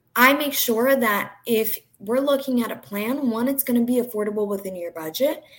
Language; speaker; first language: English; early bilingual, other home language; Portuguese